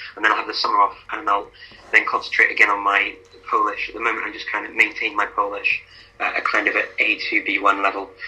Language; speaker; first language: English; native; English